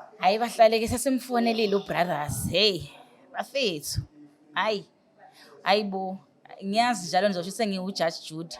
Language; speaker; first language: Zulu; native; Zulu